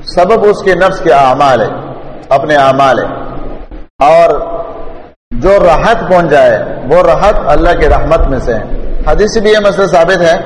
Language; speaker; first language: Urdu; non-native, local second language; Pashto